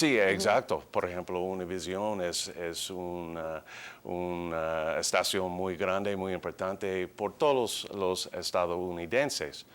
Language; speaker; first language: Spanish; early bilingual, heritage; English